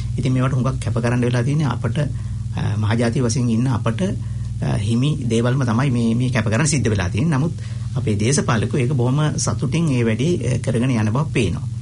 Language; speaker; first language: Sinhala; native; Sinhala